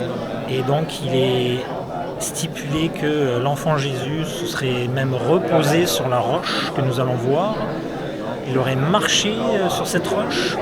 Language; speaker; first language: French; native; French